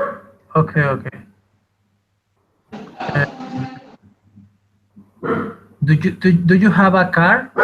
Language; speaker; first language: English; non-native, learner; Spanish